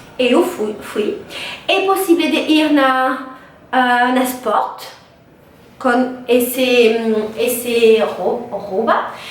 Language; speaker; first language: Portuguese; non-native, learner; French